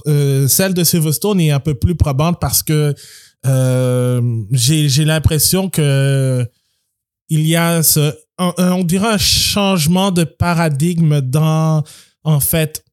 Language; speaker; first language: French; native; French